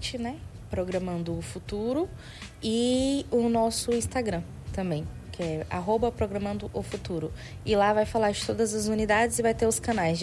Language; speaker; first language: Portuguese; native; Portuguese